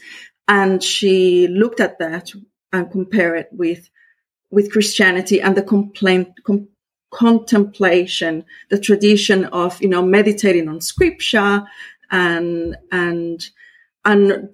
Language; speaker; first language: English; non-native, fluent; Spanish